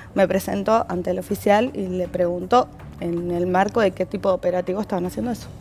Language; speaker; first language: Spanish; native; Spanish